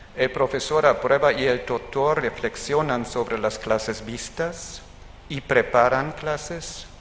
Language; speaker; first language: Spanish; non-native, fluent; German